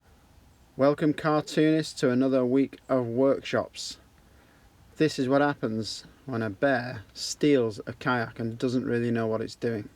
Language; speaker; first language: English; native; English